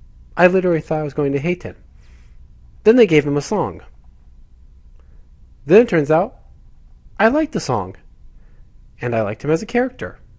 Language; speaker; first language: English; native; English